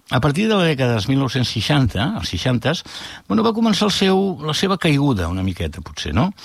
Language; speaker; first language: Catalan; native; Catalan